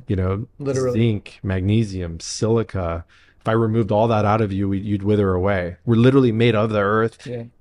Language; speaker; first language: English; native; English